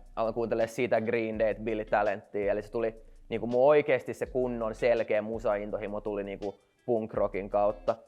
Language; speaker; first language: Finnish; non-native, local second language; Swedish